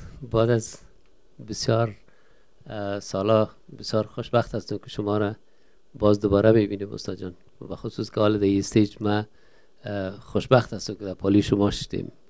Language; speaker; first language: Persian; native; Persian